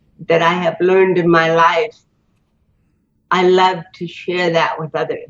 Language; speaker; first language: English; native; English